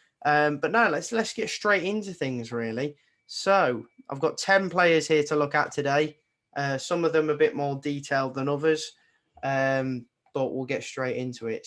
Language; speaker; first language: English; native; English